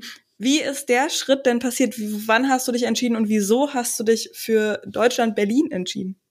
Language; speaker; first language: German; native; German